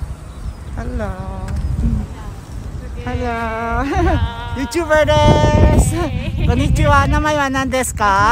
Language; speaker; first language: Japanese; non-native, learner; Filipino